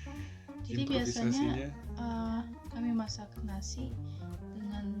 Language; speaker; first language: Indonesian; non-native, fluent; Russian